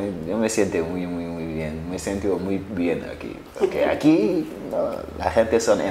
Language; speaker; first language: Spanish; non-native, learner; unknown